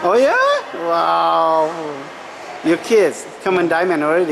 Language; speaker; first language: English; non-native, learner; Hmong